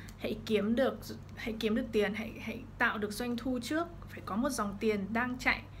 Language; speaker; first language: Vietnamese; early bilingual, heritage; Vietnamese